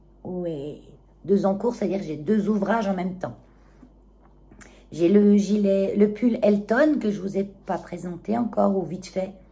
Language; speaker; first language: French; native; French